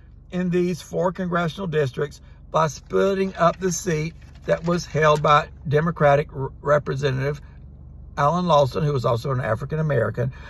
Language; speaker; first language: English; native; English